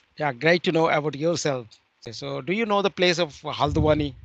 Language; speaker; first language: English; non-native, learner; Bangla